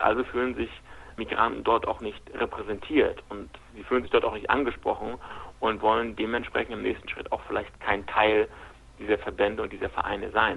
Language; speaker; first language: German; native; German